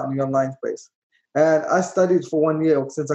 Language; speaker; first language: English; native; English